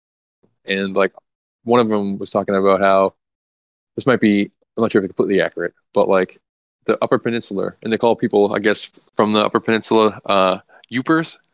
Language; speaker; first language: English; native; English